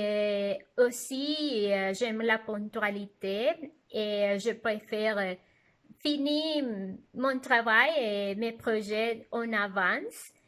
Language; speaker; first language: French; non-native, fluent; Spanish